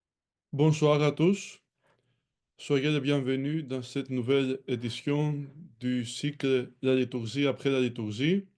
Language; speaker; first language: French; non-native, fluent; Greek